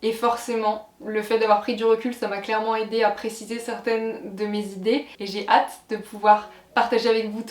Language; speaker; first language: French; native; French